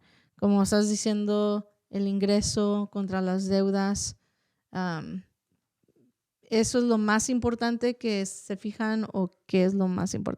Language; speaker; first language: Spanish; early bilingual, heritage; Spanish